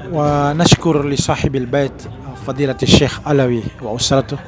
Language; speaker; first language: Arabic; non-native, fluent; Indonesian